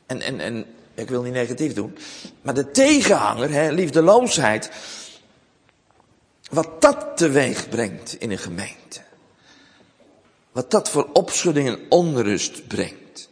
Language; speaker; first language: Dutch; native; Dutch